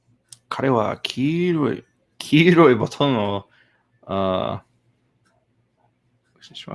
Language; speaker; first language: Japanese; non-native, learner; English